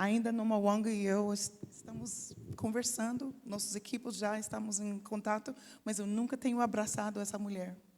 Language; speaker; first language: Portuguese; non-native, fluent; English